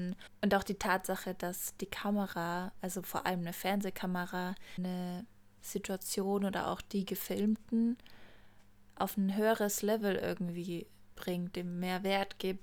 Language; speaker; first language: German; native; German